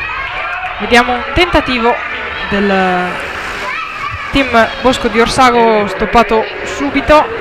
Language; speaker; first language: Italian; native; Italian